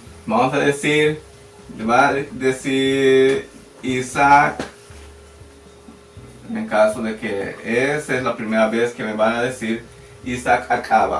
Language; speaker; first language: Spanish; non-native, local second language; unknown